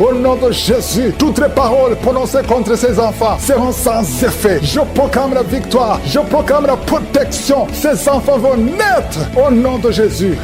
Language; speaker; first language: French; non-native, local second language; Rundi